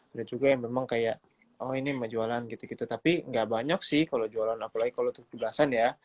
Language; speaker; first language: Indonesian; native; Indonesian